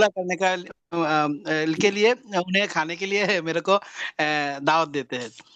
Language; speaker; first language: Hindi; non-native, learner; Bangla